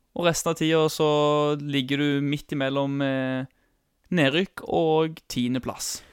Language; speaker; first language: Norwegian; native; Norwegian